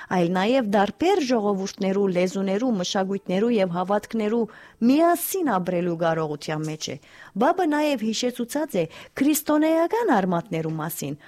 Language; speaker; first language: Armenian; early bilingual, heritage; Armenian